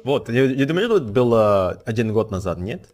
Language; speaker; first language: Russian; non-native, fluent; Indonesian